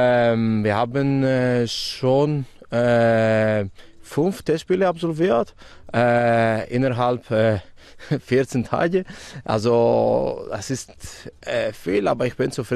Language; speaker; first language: German; non-native, fluent; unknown